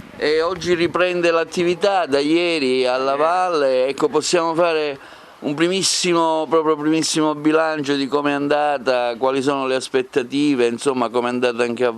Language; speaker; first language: Italian; native; Italian